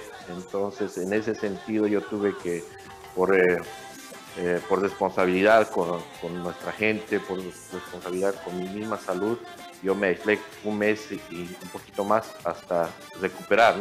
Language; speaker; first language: Spanish; native; Spanish